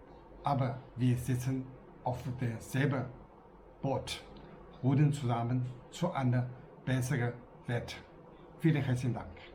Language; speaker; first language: German; non-native, learner; Chinese